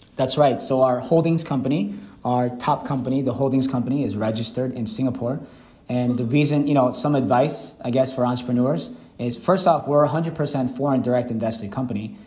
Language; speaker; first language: English; early bilingual, other home language; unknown